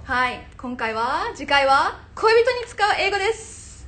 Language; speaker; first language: Japanese; early bilingual, heritage; Japanese